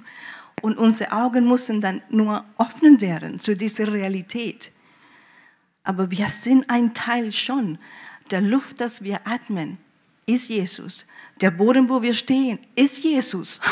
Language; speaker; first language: German; early bilingual, heritage; German